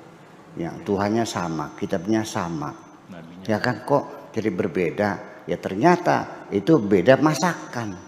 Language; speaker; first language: Indonesian; native; Indonesian